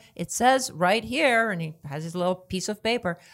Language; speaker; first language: English; non-native, fluent; Swedish